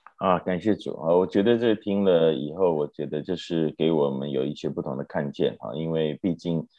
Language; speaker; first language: Chinese; native; Chinese